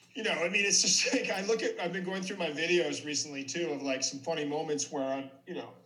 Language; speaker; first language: English; native; English